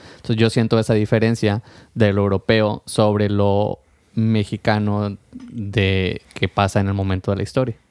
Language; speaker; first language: Spanish; native; Spanish